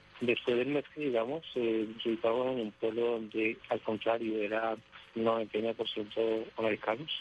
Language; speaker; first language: Spanish; native; Spanish